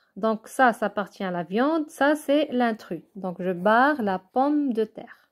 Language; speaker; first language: French; non-native, local second language; Arabic